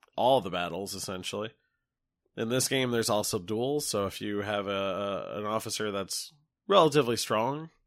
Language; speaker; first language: English; native; English